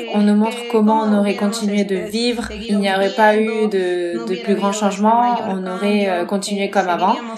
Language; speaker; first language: French; non-native, fluent; Spanish